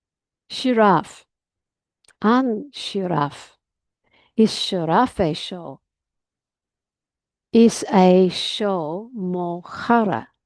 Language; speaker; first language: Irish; non-native, learner; English